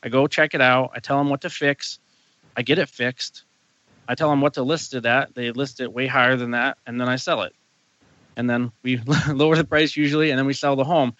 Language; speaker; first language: English; native; English